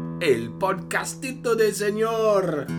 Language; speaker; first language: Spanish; non-native, fluent; English